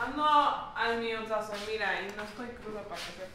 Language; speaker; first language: Spanish; early bilingual, heritage; Spanish